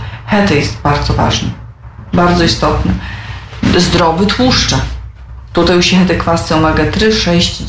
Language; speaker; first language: Polish; non-native, local second language; Belarusian